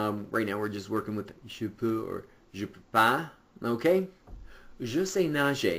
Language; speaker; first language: French; non-native, fluent; English